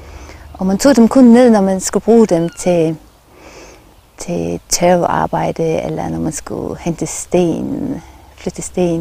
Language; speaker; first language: Danish; non-native, local second language; Faroese